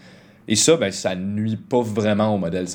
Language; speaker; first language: French; native; French